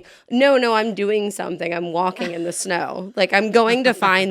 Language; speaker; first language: English; native; English